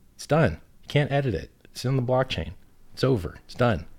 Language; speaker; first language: English; native; English